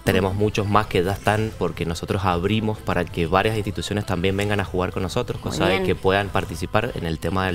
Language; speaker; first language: Spanish; native; Spanish